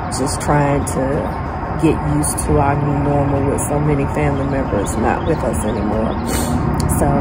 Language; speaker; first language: English; native; English